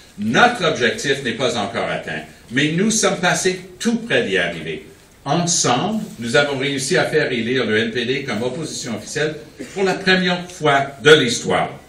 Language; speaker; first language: French; early bilingual, heritage; French